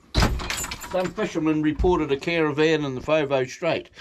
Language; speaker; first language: English; native; English